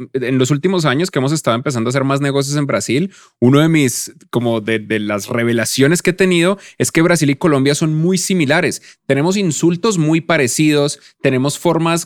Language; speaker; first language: Spanish; native; Spanish